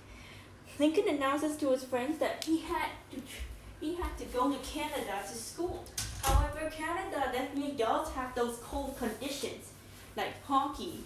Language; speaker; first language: English; native; English